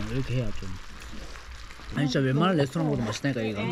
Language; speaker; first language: Korean; native; Korean